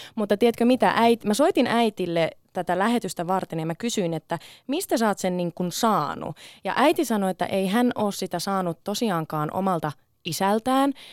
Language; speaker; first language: Finnish; early bilingual, other home language; Sinhala